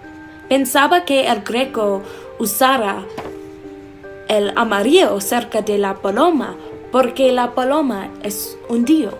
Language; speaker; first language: Spanish; non-native, learner; English